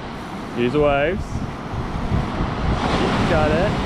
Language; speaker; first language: English; native; English